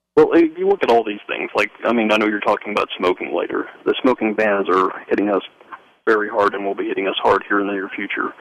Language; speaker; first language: English; native; English